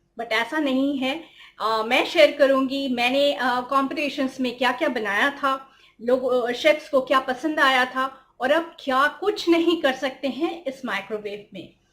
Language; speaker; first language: Hindi; non-native, local second language; Bangla